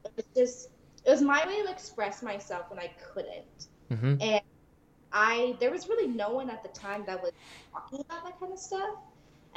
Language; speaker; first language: English; native; English